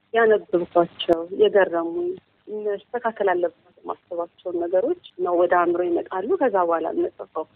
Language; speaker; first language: Amharic; native; Amharic